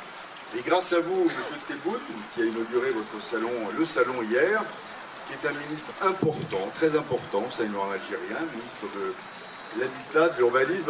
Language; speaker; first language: French; native; French